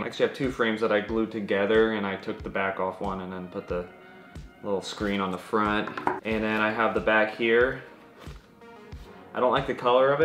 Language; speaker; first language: English; native; English